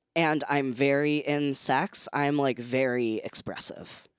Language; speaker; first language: English; native; English